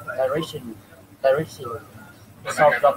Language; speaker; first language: English; non-native, learner; Vietnamese